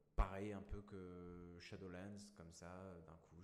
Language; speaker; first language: French; native; French